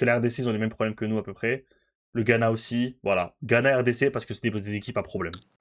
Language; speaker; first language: French; native; French